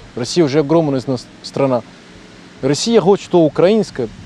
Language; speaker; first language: Russian; non-native, learner; Portuguese